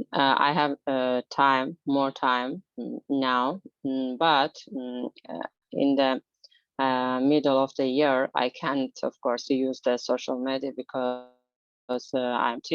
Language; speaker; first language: English; non-native, learner; Azerbaijani